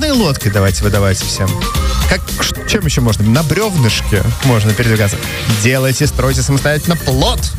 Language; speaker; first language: Russian; native; Russian